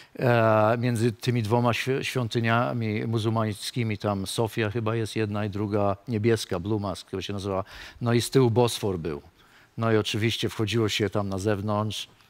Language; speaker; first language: Polish; native; Polish